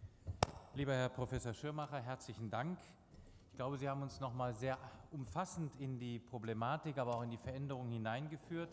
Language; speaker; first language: German; native; German